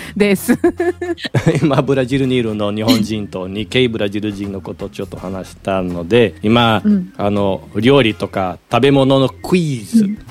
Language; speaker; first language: Japanese; early bilingual, other home language; Portuguese